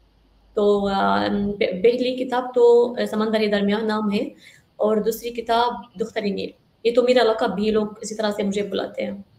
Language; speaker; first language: Hindi; non-native, fluent; Arabic